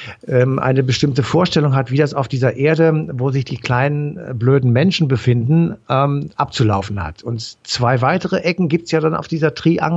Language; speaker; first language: German; native; German